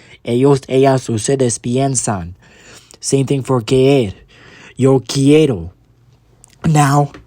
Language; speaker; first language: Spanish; non-native, learner; English